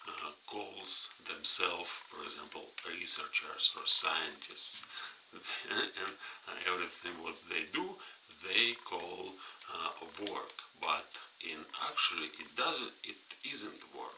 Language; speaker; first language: English; non-native, fluent; Russian